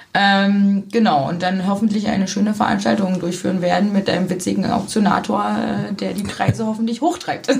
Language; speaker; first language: German; native; German